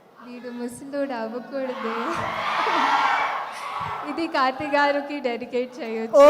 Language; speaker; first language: Telugu; non-native, fluent; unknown